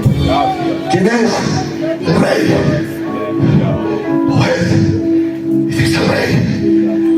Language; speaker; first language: Spanish; native; Spanish